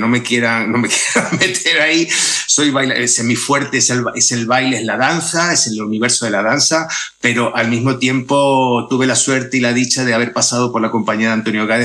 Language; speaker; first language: Spanish; native; Spanish